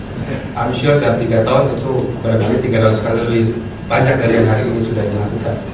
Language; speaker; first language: Indonesian; native; Indonesian